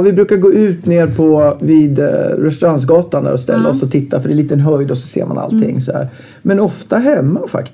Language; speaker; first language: Swedish; native; Swedish